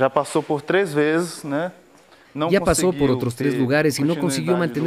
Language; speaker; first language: Spanish; non-native, learner; Portuguese